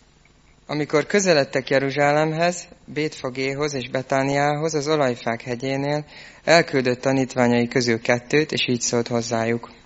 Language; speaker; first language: Hungarian; native; Hungarian